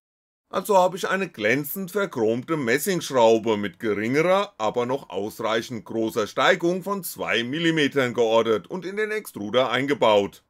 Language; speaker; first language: German; native; German